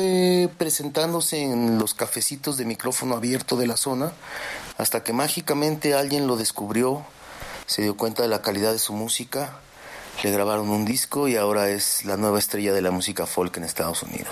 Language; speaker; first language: Spanish; native; Spanish